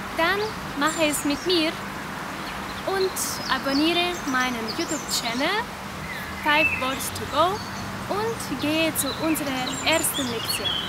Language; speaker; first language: German; non-native, fluent; Russian